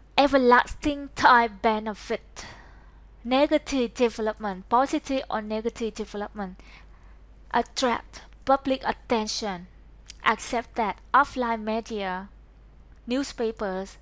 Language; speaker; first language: English; non-native, learner; Vietnamese